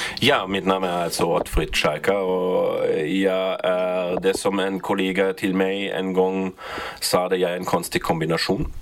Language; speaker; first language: Swedish; non-native, fluent; German